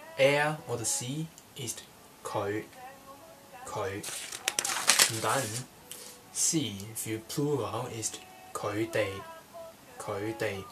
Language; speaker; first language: German; non-native, learner; Cantonese